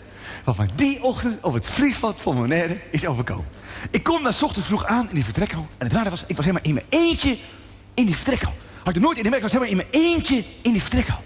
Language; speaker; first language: Dutch; native; Dutch